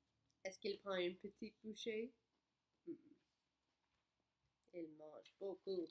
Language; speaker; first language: French; non-native, fluent; English